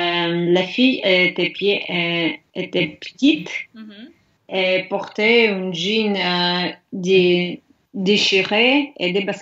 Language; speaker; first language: French; non-native, learner; Russian